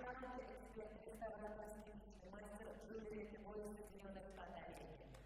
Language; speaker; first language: Russian; native; Russian